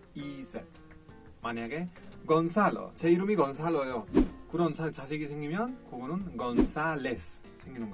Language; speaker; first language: Korean; non-native, fluent; Spanish